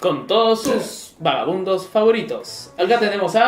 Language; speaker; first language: Spanish; native; Spanish